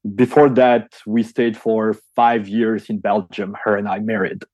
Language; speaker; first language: English; non-native, fluent; French